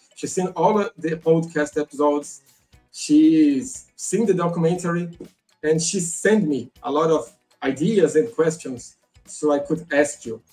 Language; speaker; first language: English; non-native, fluent; Portuguese